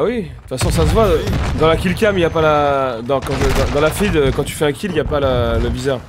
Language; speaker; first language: French; native; French